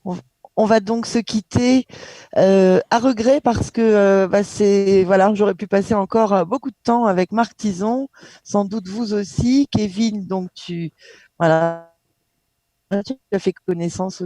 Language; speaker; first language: French; native; French